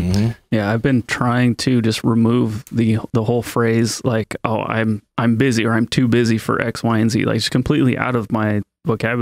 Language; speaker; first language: English; native; English